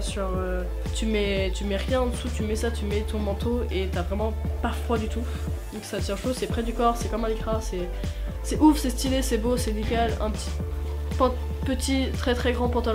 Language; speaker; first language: French; native; French